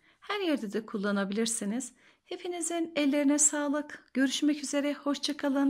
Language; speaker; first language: Turkish; native; Turkish